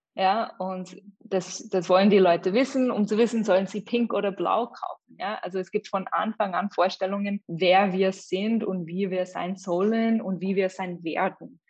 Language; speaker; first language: German; non-native, fluent; English